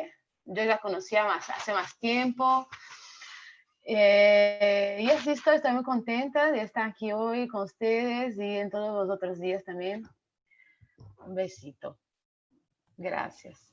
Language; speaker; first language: Spanish; non-native, fluent; Portuguese